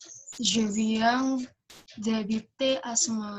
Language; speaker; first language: French; non-native, learner; Indonesian